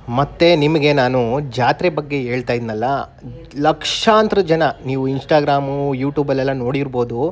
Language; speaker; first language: Kannada; native; Kannada